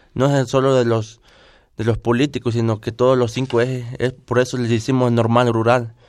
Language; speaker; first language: Spanish; non-native, local second language; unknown